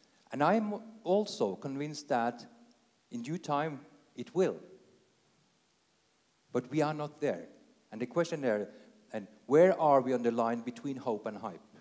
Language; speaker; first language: English; non-native, fluent; Norwegian